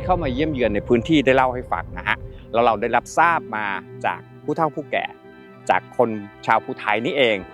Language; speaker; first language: Thai; native; Thai